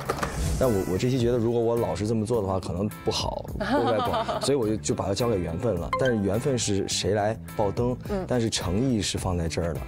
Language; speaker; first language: Chinese; native; Chinese